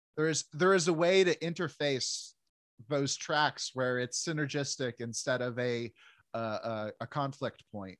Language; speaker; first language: English; native; English